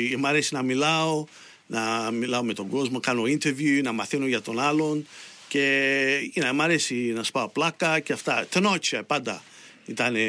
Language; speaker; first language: Greek; early bilingual, heritage; Greek